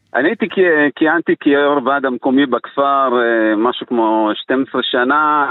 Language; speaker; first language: Hebrew; non-native, local second language; Arabic